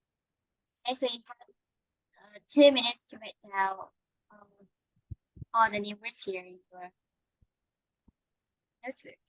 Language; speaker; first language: English; non-native, fluent; Vietnamese